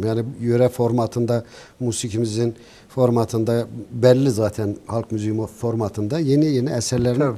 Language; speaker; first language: Turkish; native; Turkish